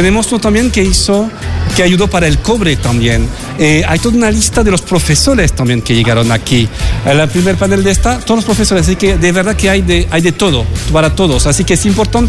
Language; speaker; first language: Spanish; non-native, fluent; French